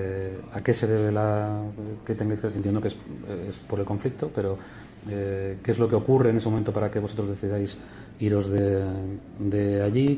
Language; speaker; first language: Spanish; native; Spanish